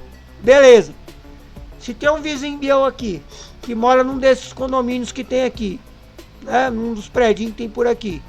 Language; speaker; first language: Portuguese; native; Portuguese